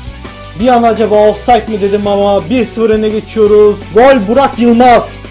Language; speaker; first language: Turkish; native; Turkish